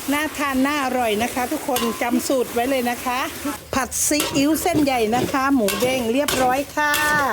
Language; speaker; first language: Thai; native; Thai